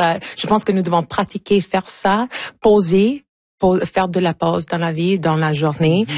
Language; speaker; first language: French; non-native, fluent; Italian